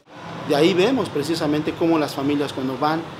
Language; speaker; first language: Spanish; native; Spanish